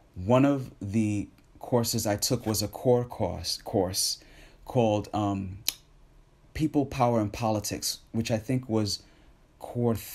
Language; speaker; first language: English; native; English